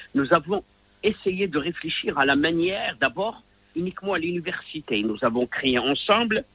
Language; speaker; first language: French; non-native, local second language; Arabic